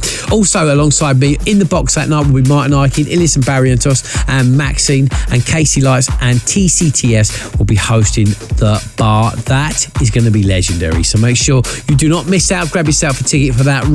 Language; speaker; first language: English; native; English